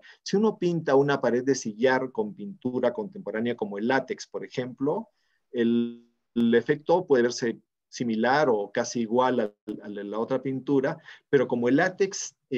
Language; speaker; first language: Spanish; native; Spanish